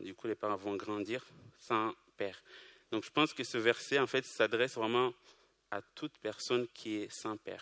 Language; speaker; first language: French; non-native, local second language; Kinyarwanda